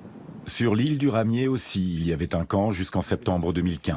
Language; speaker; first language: French; native; French